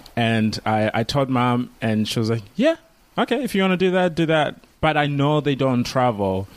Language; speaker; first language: English; non-native, local second language; Kinyarwanda